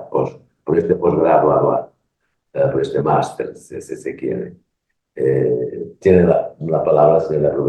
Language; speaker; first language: Spanish; non-native, learner; Portuguese